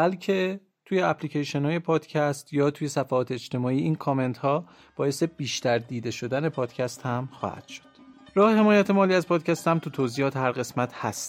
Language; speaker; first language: Persian; native; Persian